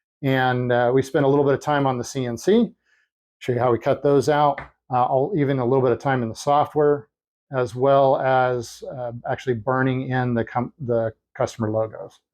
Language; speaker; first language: English; native; English